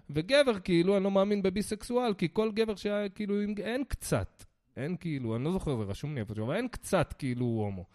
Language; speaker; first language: Hebrew; native; Hebrew